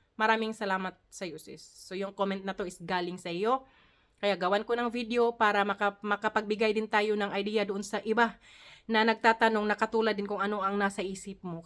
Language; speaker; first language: Filipino; non-native, local second language; Cebuano